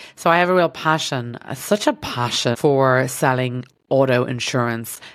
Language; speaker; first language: English; native; English